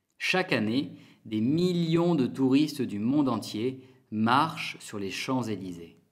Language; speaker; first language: French; native; French